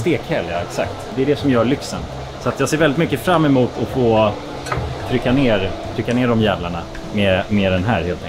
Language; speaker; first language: Swedish; native; Swedish